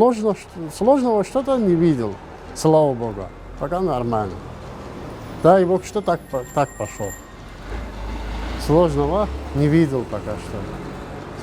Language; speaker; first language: Russian; non-native, learner; Turkish